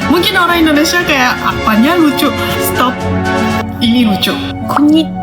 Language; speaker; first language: Indonesian; non-native, fluent; Japanese